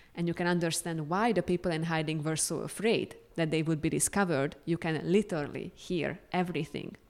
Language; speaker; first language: English; non-native, fluent; Hungarian